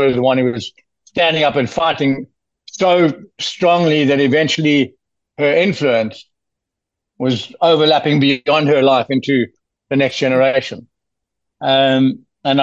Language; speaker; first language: English; native; English